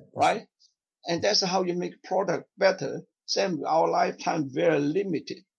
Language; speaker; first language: English; non-native, fluent; Vietnamese